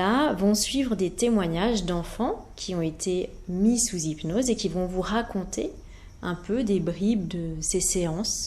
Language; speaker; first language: French; native; French